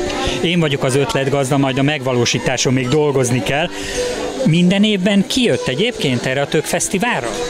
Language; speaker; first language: Hungarian; native; Hungarian